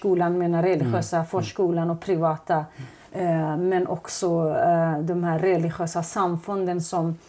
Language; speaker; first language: Swedish; non-native, fluent; Kurdish